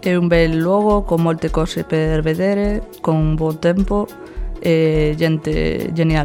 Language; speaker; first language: Italian; non-native, learner; Spanish